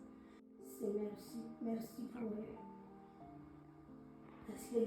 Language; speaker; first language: French; non-native, learner; Malagasy